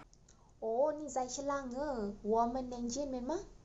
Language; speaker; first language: Chinese; non-native, learner; Malay